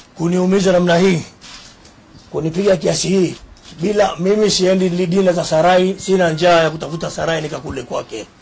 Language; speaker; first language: Swahili; native; Swahili